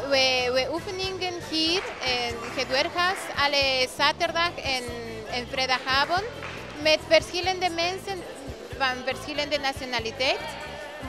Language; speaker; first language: Dutch; non-native, learner; Spanish